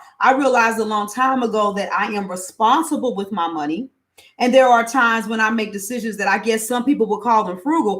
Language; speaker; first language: English; native; English